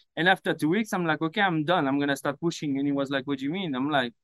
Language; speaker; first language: English; non-native, fluent; French